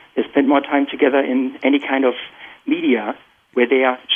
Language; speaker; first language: English; non-native, fluent; German